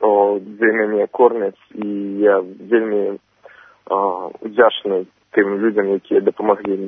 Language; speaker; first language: Belarusian; non-native, local second language; Russian